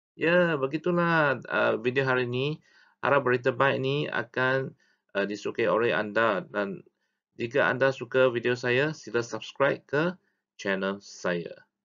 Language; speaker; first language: Malay; non-native, local second language; Chinese